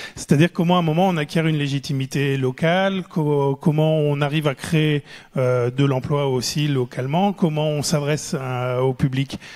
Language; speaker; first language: French; native; French